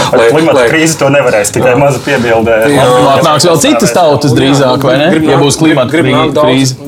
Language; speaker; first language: Latvian; native; Latvian